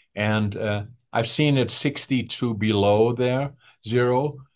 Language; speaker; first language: English; non-native, fluent; Dutch